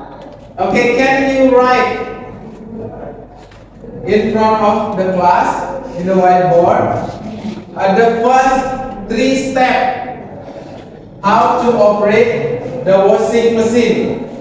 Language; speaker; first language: English; non-native, learner; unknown